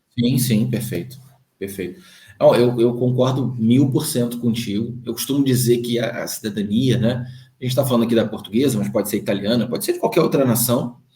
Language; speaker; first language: Portuguese; native; Portuguese